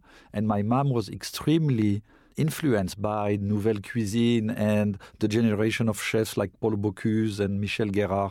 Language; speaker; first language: English; non-native, fluent; French